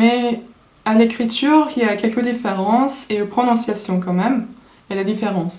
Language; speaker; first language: French; non-native, fluent; Turkish